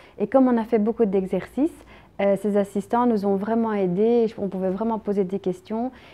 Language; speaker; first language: French; native; French